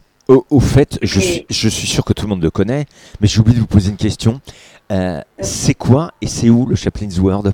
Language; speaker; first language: French; native; French